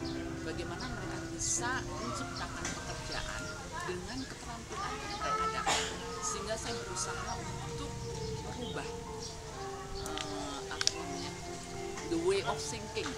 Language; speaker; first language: Indonesian; native; Indonesian